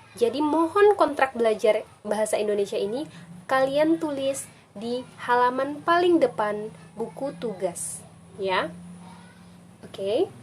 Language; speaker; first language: Indonesian; native; Indonesian